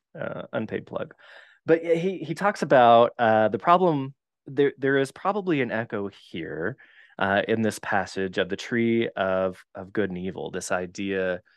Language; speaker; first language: English; native; English